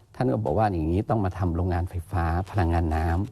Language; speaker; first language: Thai; non-native, local second language; Chinese